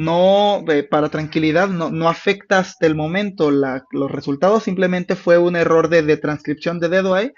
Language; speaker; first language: Spanish; native; Spanish